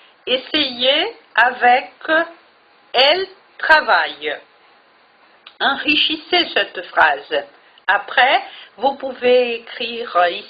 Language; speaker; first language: French; non-native, fluent; Portuguese